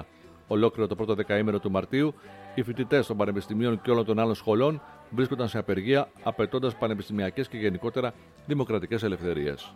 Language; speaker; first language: Greek; native; Greek